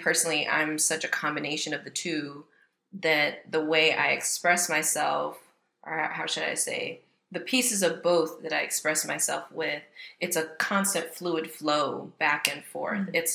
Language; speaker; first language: English; native; English